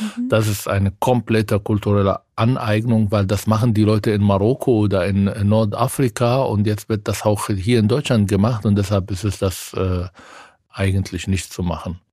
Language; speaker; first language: German; non-native, fluent; Arabic